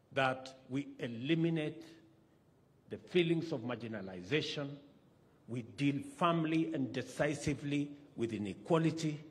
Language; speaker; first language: English; non-native, local second language; Kalenjin